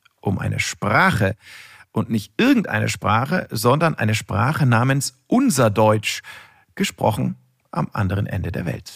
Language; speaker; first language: German; native; German